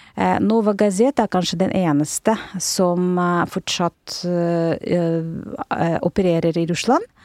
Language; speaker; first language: Norwegian; non-native, fluent; Russian